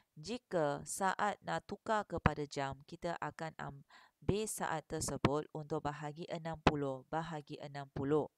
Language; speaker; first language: Malay; non-native, local second language; Chinese